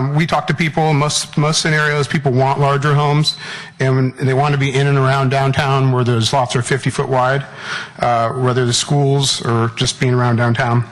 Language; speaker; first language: English; native; English